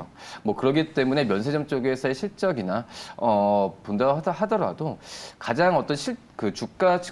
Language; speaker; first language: Korean; native; Korean